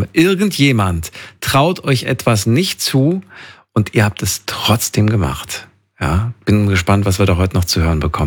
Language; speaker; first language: German; native; German